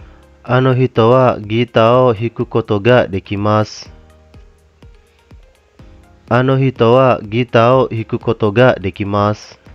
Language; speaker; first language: Japanese; non-native, fluent; Indonesian